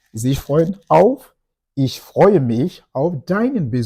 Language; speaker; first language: German; non-native, fluent; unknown